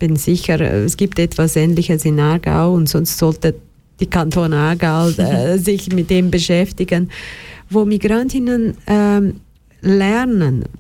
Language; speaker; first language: German; non-native, fluent; Portuguese